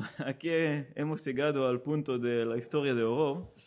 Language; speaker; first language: Spanish; non-native, learner; Hebrew